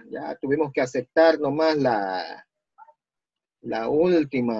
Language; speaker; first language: Spanish; native; Spanish